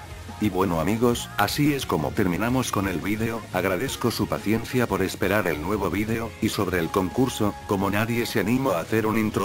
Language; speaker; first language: Spanish; native; Spanish